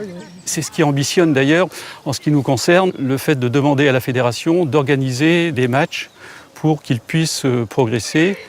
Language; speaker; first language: French; native; French